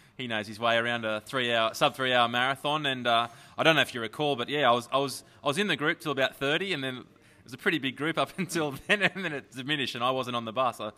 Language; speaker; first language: English; native; English